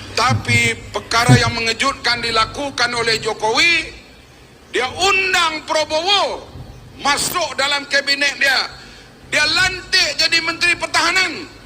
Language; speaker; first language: Malay; native; Malay